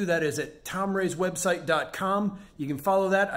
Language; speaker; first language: English; native; English